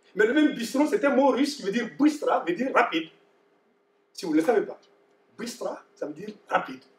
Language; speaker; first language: French; non-native, local second language; Bambara